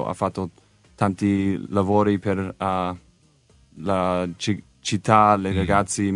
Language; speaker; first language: Italian; non-native, learner; English